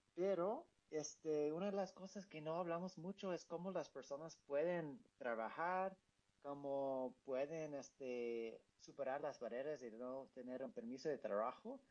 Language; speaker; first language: Spanish; non-native, fluent; English